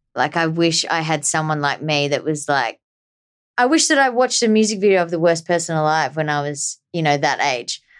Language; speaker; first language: English; native; English